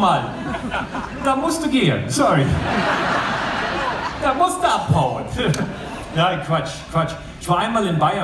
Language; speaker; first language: German; non-native, fluent; English